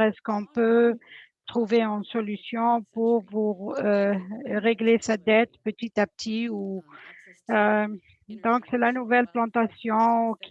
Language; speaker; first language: French; non-native, fluent; English